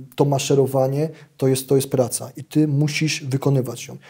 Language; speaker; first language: Polish; native; Polish